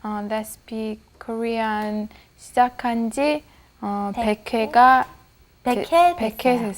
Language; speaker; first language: Korean; non-native, fluent; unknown